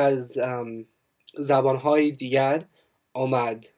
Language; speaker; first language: Persian; non-native, learner; English